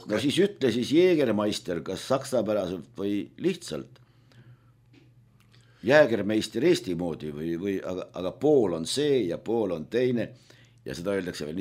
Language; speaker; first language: Estonian; native; Estonian